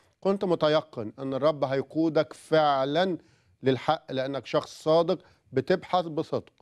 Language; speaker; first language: Arabic; native; Arabic